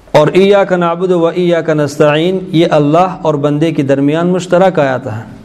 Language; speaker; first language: Urdu; native; Urdu